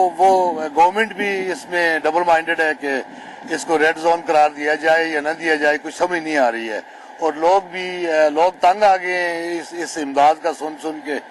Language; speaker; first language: Urdu; non-native, local second language; Northern Hindko